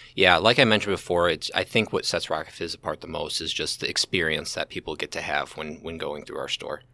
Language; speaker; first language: English; native; English